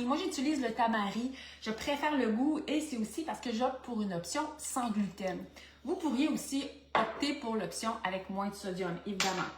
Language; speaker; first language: French; native; French